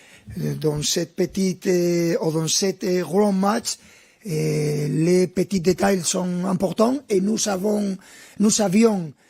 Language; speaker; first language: French; non-native, fluent; Spanish